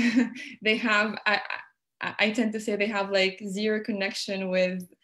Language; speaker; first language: English; non-native, fluent; Arabic